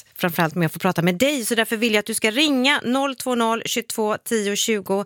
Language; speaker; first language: Swedish; native; Swedish